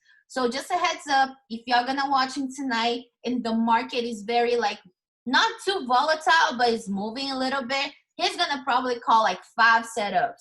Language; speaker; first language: English; non-native, fluent; Portuguese